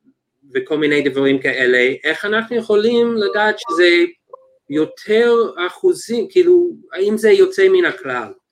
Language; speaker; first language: Hebrew; non-native, fluent; English